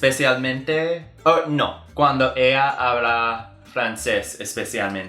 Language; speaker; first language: Spanish; non-native, learner; English